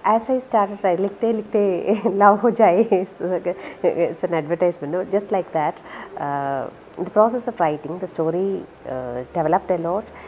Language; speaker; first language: English; non-native, local second language; Malayalam